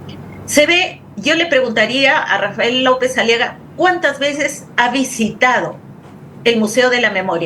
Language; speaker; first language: Spanish; native; Spanish